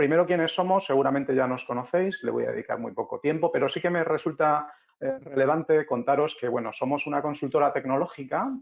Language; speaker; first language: Spanish; native; Spanish